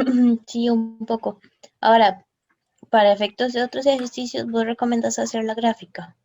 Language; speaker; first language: Spanish; native; Spanish